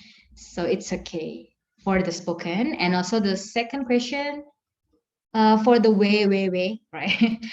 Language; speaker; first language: English; non-native, fluent; Indonesian